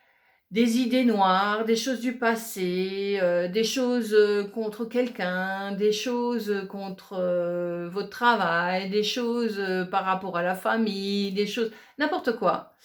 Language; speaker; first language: French; native; French